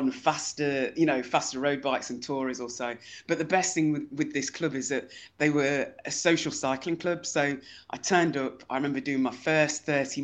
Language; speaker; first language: English; native; English